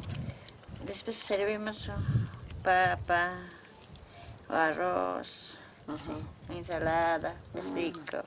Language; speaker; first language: Spanish; non-native, local second language; Quechua